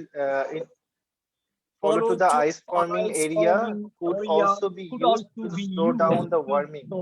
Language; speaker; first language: English; non-native, learner; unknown